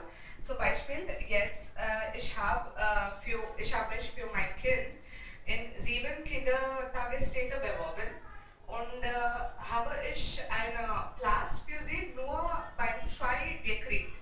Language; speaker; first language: German; non-native, learner; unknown